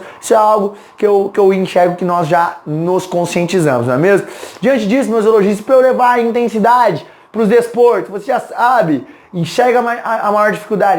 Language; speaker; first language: Portuguese; native; Portuguese